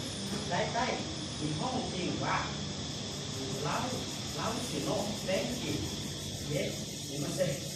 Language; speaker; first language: Japanese; non-native, learner; Lao